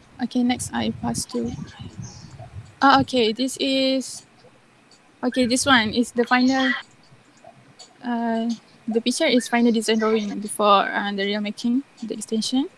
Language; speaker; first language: English; non-native, local second language; Malay